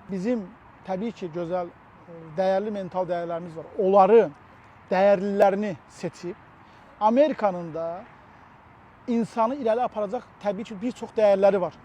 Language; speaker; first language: Azerbaijani; native; Azerbaijani